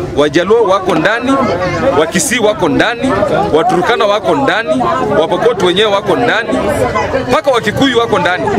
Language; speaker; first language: Swahili; non-native, local second language; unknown